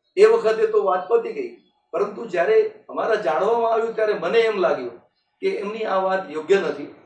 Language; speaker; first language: Gujarati; non-native, local second language; Kachhi